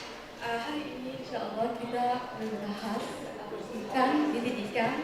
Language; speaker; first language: Indonesian; non-native, fluent; Arabic